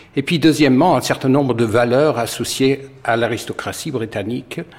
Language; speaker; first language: French; non-native, fluent; English